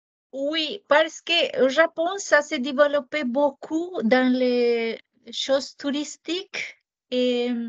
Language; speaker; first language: French; non-native, fluent; Japanese